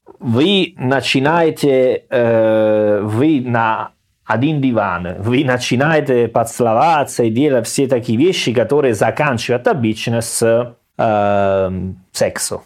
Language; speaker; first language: Russian; non-native, learner; Italian